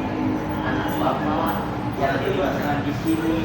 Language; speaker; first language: Indonesian; native; Indonesian